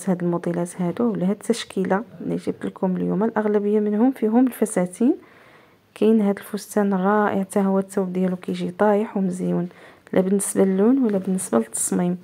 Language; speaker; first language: Arabic; native; Arabic